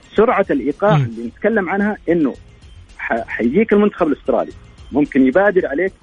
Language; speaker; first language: Arabic; native; Arabic